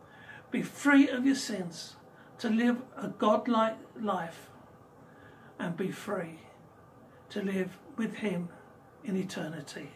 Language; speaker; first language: English; native; English